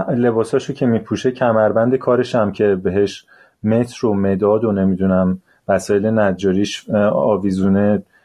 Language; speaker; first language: Persian; native; Persian